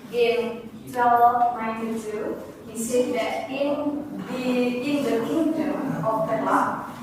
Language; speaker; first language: English; non-native, learner; Indonesian